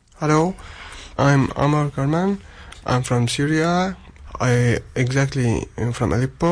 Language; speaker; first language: English; non-native, learner; Arabic